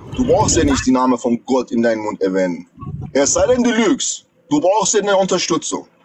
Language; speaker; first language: German; non-native, fluent; Persian